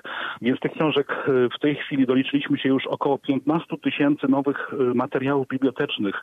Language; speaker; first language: Polish; native; Polish